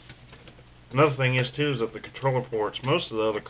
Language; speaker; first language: English; native; English